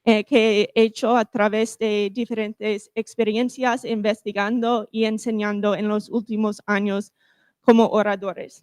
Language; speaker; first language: Spanish; non-native, fluent; English